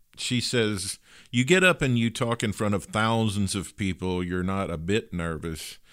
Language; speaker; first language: English; native; English